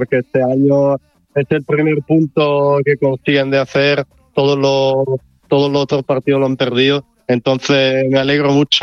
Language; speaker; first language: Spanish; non-native, fluent; Italian